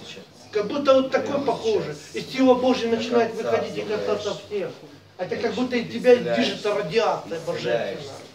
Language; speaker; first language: Russian; native; Russian